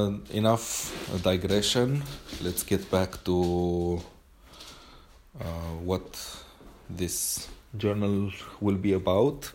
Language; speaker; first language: English; non-native, fluent; Romanian